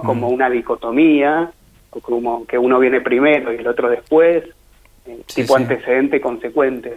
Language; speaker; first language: Spanish; native; Spanish